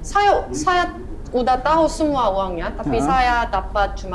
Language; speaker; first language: Indonesian; non-native, learner; Korean